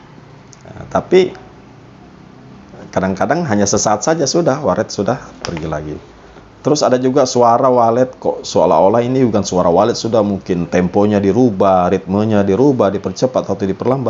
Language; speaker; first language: Indonesian; native; Indonesian